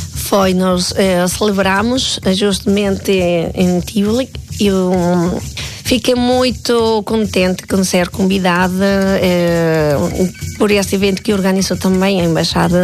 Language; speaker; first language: Portuguese; non-native, fluent; Spanish